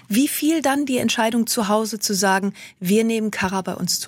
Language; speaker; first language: German; native; German